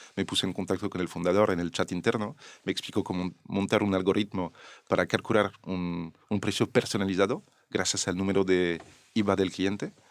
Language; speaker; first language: Spanish; non-native, fluent; French